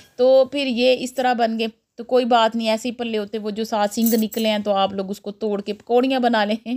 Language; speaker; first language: Urdu; non-native, local second language; Punjabi